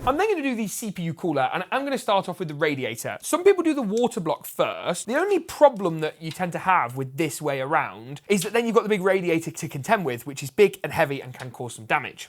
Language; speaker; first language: English; native; English